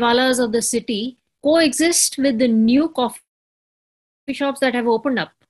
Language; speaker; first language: English; non-native, local second language; Hindi